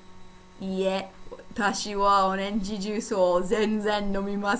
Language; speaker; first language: Japanese; non-native, fluent; English